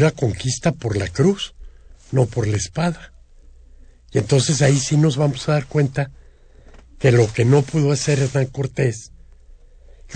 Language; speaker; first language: Spanish; native; Spanish